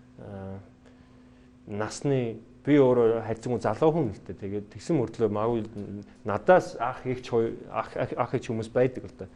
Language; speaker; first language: Mongolian; non-native, fluent; English